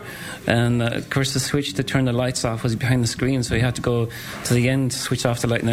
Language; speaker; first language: English; native; English